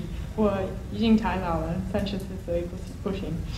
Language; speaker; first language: Chinese; non-native, fluent; English